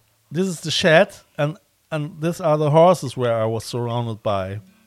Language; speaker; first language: English; non-native, fluent; German